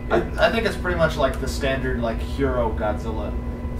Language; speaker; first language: English; native; English